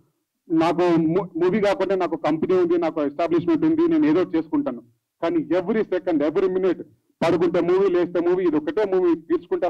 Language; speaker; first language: Telugu; native; Telugu